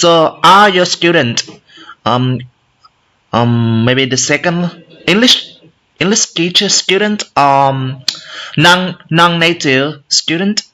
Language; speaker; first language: English; non-native, learner; Vietnamese